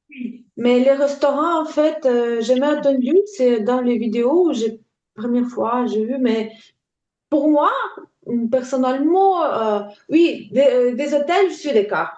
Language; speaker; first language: French; non-native, learner; Ukrainian